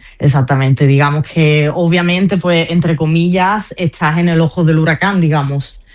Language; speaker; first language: Spanish; native; Spanish